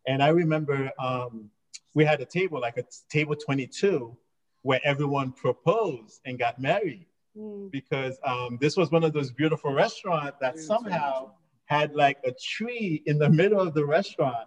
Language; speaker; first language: English; native; English